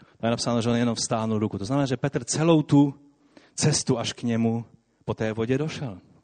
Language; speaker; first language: Czech; non-native, local second language; Polish